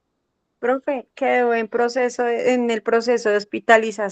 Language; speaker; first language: Spanish; native; Spanish